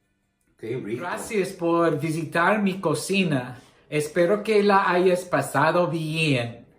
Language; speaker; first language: Spanish; non-native, learner; English